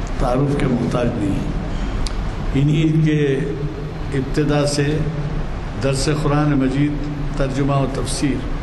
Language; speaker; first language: Urdu; native; Urdu